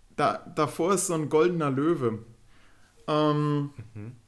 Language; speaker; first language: German; native; German